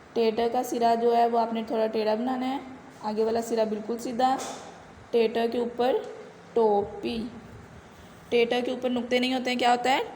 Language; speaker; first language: Urdu; non-native, local second language; Punjabi